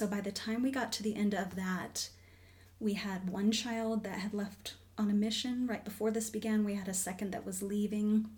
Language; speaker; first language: English; native; English